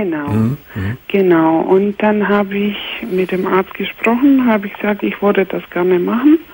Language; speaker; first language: German; non-native, fluent; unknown